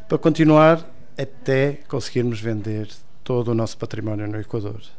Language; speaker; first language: Portuguese; native; Portuguese